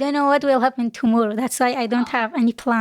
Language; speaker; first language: English; non-native, learner; Kurdish